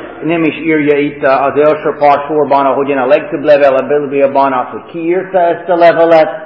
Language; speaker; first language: Hungarian; non-native, fluent; English